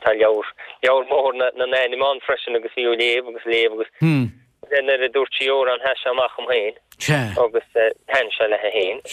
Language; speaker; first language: Irish; native; Irish